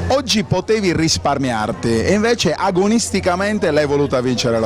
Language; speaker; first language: Italian; native; Italian